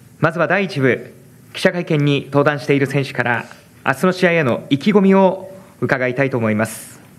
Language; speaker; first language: Japanese; native; Japanese